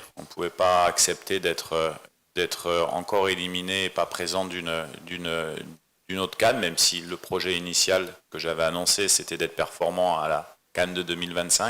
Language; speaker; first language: French; native; French